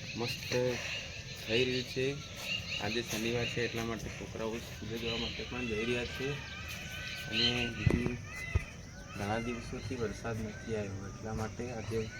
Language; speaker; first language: Gujarati; non-native, local second language; Bhili